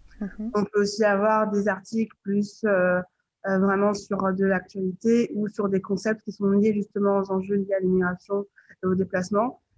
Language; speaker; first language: French; native; French